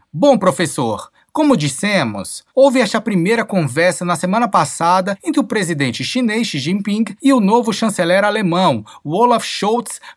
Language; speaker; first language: Portuguese; native; Portuguese